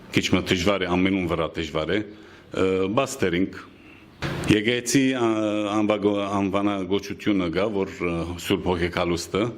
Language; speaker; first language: Armenian; native; Armenian